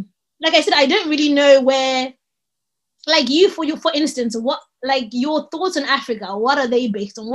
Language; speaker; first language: English; native; English